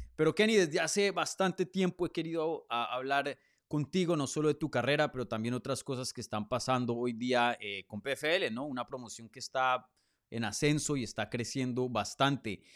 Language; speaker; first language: Spanish; native; Spanish